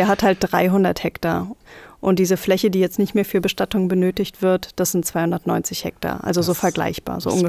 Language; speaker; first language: German; native; German